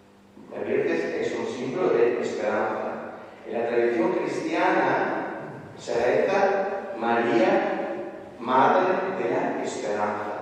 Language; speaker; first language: Spanish; non-native, fluent; Italian